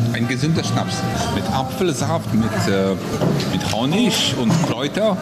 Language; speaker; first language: German; non-native, learner; Polish